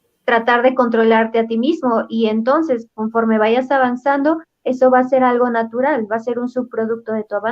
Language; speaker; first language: Spanish; native; Spanish